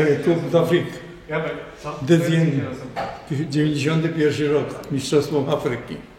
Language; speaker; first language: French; non-native, learner; Polish